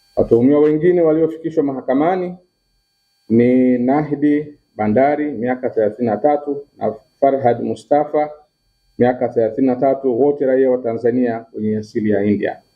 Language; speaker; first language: Swahili; native; Swahili